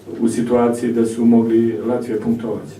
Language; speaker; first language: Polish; non-native, learner; Croatian